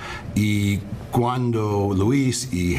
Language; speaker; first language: Spanish; non-native, learner; English